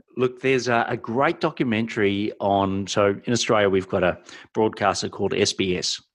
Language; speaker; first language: English; native; English